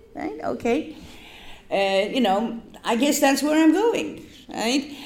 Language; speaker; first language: English; non-native, fluent; Polish